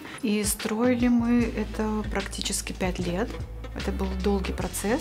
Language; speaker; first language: Russian; native; Russian